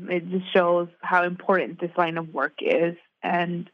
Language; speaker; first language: English; native; English